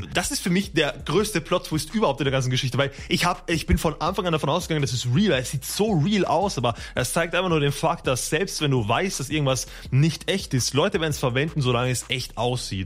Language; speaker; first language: German; native; German